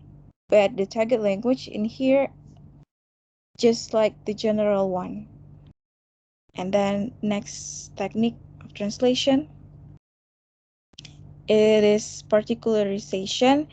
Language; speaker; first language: English; non-native, fluent; Indonesian